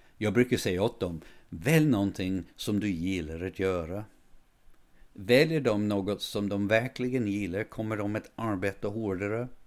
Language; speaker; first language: Swedish; non-native, fluent; English